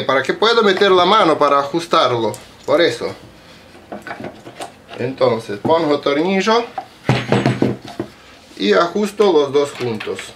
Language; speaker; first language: Spanish; non-native, learner; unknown